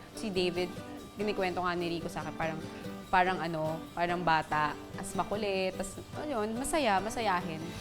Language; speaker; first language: Filipino; native; Filipino